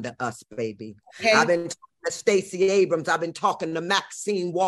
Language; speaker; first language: English; native; English